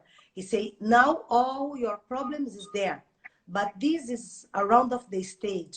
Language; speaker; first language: English; non-native, learner; Portuguese